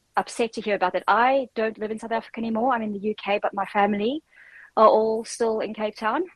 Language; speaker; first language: English; native; English